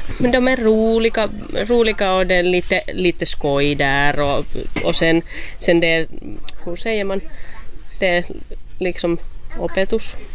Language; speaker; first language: Swedish; non-native, local second language; Finnish